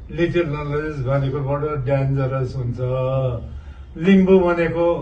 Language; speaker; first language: Nepali; non-native, local second language; Limbu